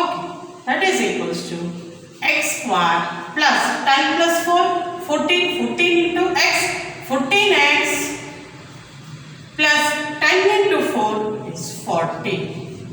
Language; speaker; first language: English; non-native, local second language; Kannada